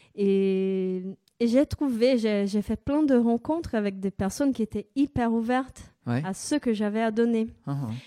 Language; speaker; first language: French; non-native, fluent; Portuguese